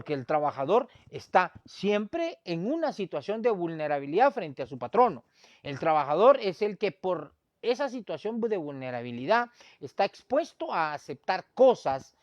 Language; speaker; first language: Spanish; native; Spanish